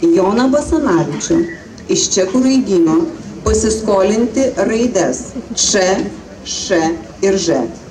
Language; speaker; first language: Lithuanian; non-native, fluent; Czech